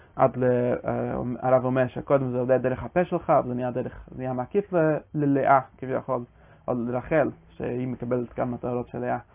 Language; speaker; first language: Hebrew; non-native, fluent; English